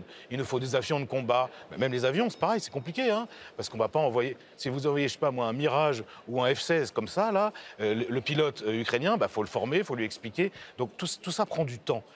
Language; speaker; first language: French; native; French